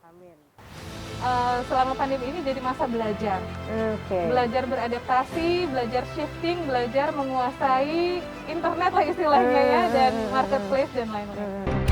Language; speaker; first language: Indonesian; native; Indonesian